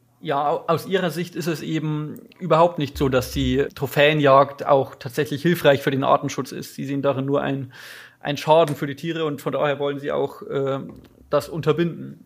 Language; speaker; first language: German; native; German